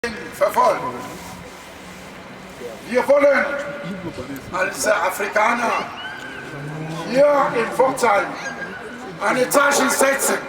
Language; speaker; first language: German; non-native, learner; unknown